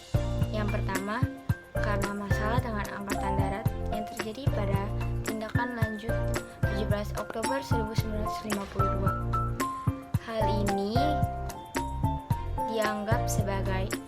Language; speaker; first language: Indonesian; native; Indonesian